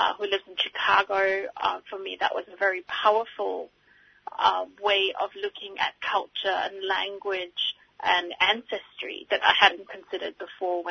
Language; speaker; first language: English; native; English